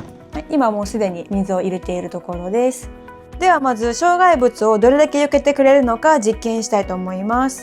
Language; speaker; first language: Japanese; native; Japanese